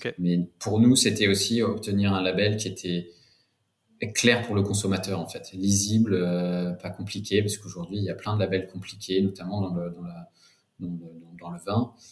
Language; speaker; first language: French; native; French